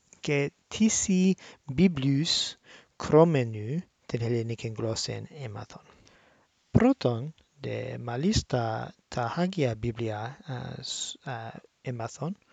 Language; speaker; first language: Greek; non-native, learner; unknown